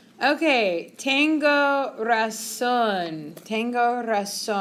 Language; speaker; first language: Spanish; non-native, fluent; English